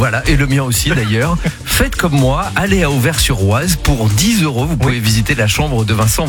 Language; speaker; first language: French; native; French